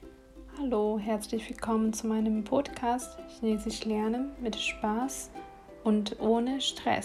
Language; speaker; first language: German; non-native, fluent; Chinese